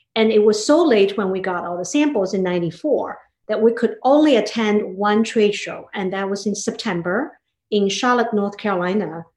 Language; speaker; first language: English; non-native, fluent; Chinese